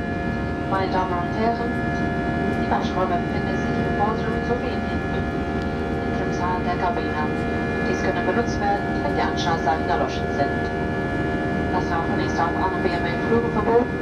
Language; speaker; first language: German; non-native, learner; English